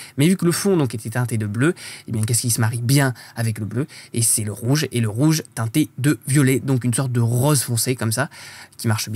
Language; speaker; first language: French; native; French